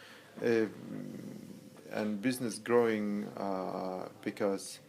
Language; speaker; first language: English; non-native, learner; Russian